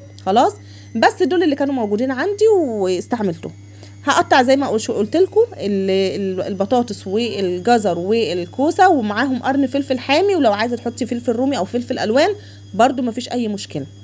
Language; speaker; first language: Arabic; native; Arabic